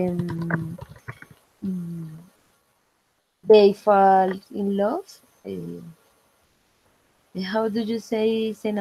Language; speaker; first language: English; non-native, learner; Spanish